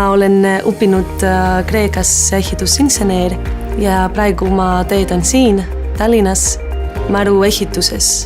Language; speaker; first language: Estonian; non-native, learner; Greek